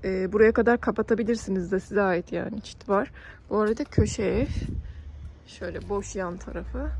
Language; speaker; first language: Turkish; early bilingual, other home language; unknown